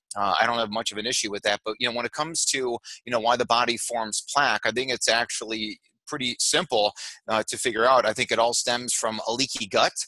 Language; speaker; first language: English; native; English